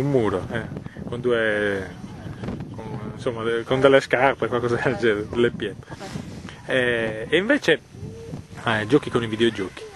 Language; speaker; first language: Italian; native; Italian